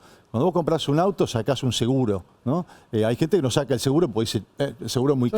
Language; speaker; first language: Spanish; native; Spanish